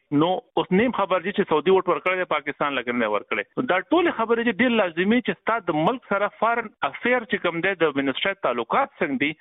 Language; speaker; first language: Pashto; native; Pashto